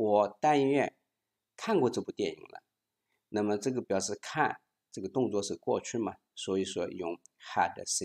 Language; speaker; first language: Chinese; native; Chinese